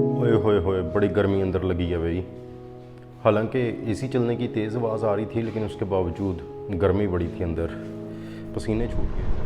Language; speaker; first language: Urdu; non-native, local second language; Punjabi